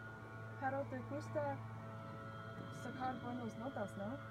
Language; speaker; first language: Spanish; non-native, learner; English